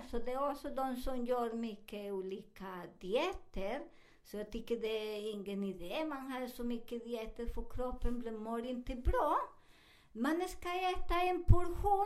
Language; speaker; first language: Swedish; non-native, learner; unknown